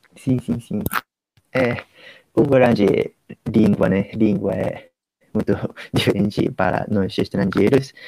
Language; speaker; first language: Portuguese; non-native, fluent; Japanese